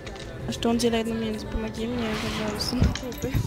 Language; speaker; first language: Russian; non-native, learner; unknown